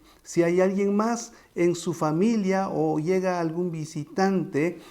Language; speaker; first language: Spanish; native; Spanish